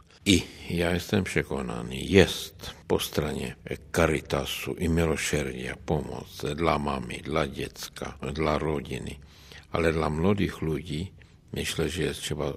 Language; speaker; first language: Polish; non-native, learner; Czech